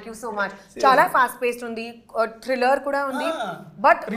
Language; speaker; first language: Telugu; non-native, learner; Hindi